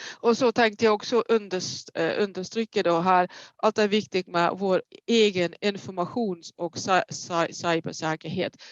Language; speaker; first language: Swedish; non-native, fluent; Dutch